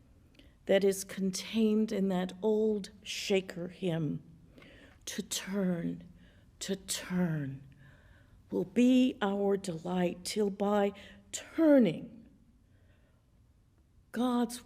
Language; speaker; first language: English; native; English